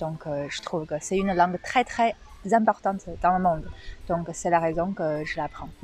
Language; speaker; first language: French; non-native, fluent; Chinese